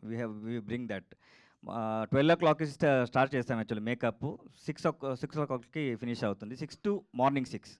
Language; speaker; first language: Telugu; non-native, learner; Kannada